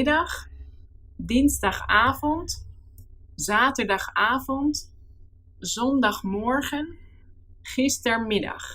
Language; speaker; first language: Dutch; non-native, fluent; Spanish